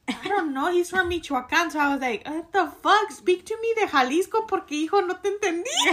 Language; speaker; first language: English; early bilingual, other home language; Spanish